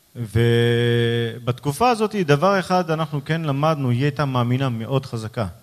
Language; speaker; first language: Hebrew; early bilingual, other home language; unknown